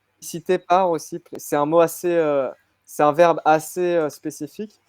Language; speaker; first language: French; native; French